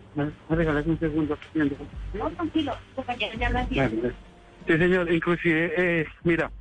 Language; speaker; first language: Spanish; native; Spanish